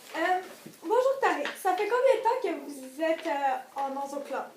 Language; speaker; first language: French; native; French